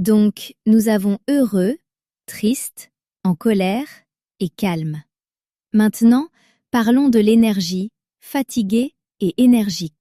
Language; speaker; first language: French; native; French